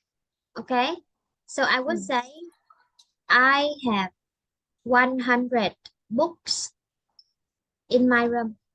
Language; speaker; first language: English; non-native, fluent; Vietnamese